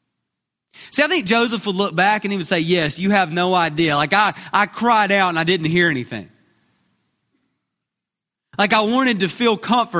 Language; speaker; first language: English; native; English